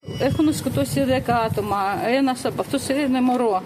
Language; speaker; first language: Greek; early bilingual, heritage; Greek